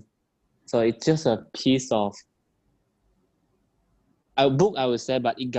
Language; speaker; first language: English; non-native, local second language; Chinese